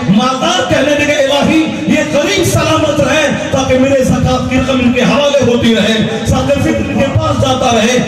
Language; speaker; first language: Urdu; native; Urdu